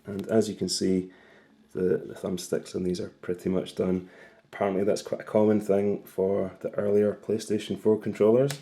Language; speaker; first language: English; native; English